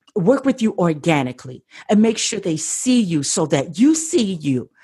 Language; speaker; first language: English; native; English